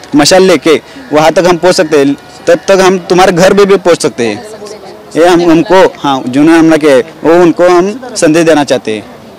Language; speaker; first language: Hindi; non-native, local second language; Marathi